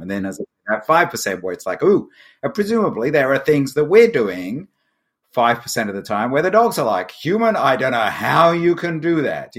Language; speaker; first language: English; native; English